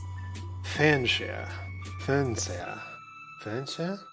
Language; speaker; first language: German; non-native, learner; English